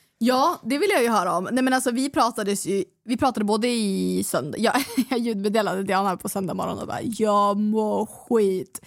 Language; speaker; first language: Swedish; native; Swedish